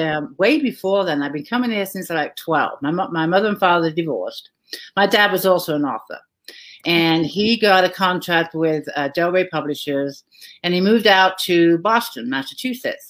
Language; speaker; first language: English; native; English